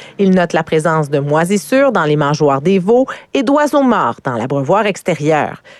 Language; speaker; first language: French; native; French